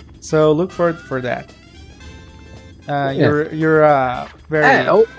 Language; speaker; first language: English; non-native, fluent; Portuguese